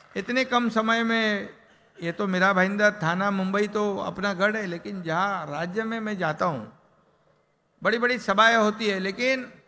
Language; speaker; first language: Hindi; non-native, local second language; Marathi